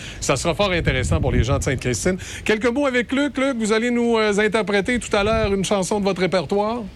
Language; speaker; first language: French; native; French